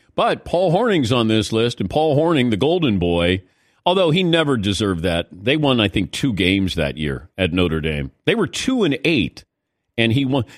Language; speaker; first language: English; native; English